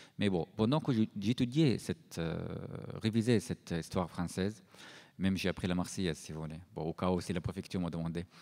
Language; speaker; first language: French; non-native, fluent; Arabic